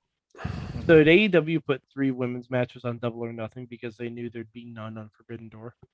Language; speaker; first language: English; native; English